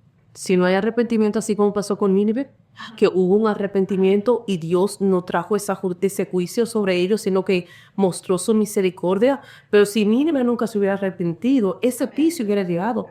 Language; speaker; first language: Spanish; early bilingual, heritage; Spanish